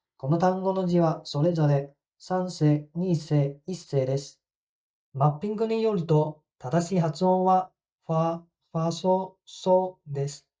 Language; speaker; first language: Japanese; non-native, fluent; Cantonese